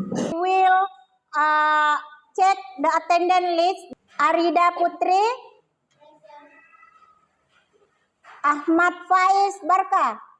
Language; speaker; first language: English; non-native, learner; Indonesian